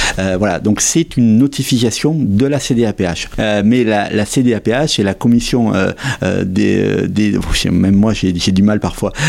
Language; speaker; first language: French; native; French